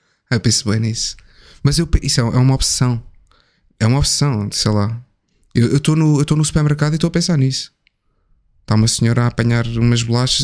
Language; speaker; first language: Portuguese; native; Portuguese